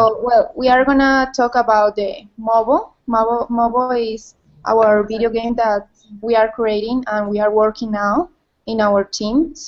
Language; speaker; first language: English; non-native, learner; Spanish